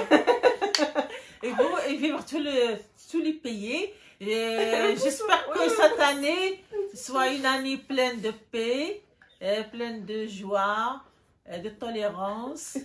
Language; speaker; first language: French; non-native, local second language; Arabic